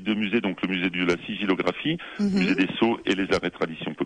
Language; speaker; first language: French; native; French